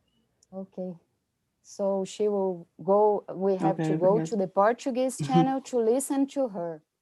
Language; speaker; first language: English; non-native, fluent; Portuguese